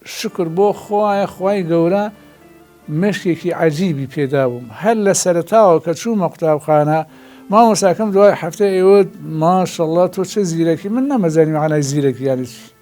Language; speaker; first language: Central Kurdish; non-native, local second language; Gurani